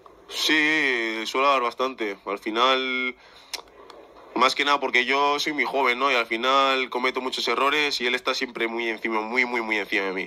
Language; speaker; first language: Spanish; early bilingual, other home language; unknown